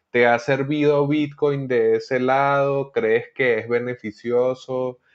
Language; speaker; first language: Spanish; native; Spanish